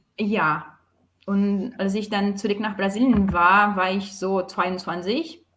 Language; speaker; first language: German; non-native, fluent; Portuguese